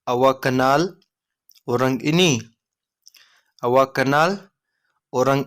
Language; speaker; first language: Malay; non-native, learner; Urdu